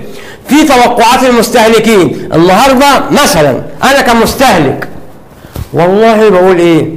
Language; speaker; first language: Arabic; native; Arabic